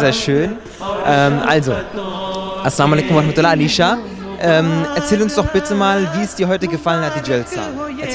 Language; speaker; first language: German; native; German